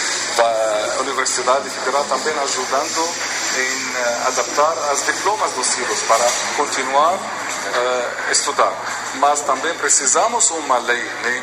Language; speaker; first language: Portuguese; non-native, fluent; Arabic